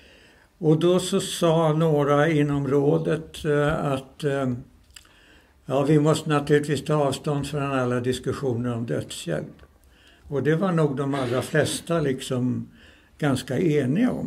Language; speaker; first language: Swedish; native; Swedish